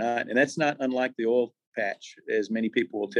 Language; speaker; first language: English; native; English